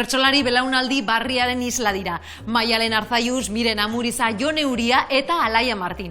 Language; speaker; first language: Basque; native; Basque